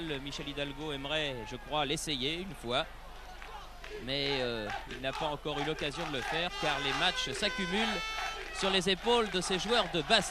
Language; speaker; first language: French; native; French